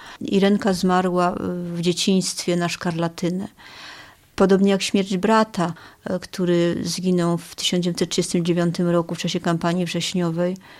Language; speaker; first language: Polish; native; Polish